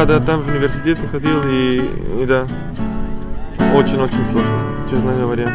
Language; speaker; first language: Russian; non-native, learner; Spanish